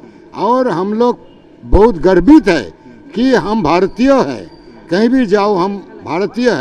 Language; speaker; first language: Hindi; non-native, local second language; Bangla